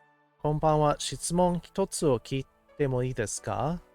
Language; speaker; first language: Japanese; non-native, learner; English